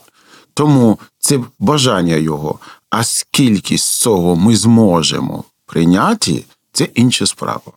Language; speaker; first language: Ukrainian; non-native, fluent; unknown